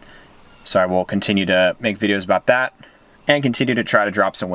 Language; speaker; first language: English; native; English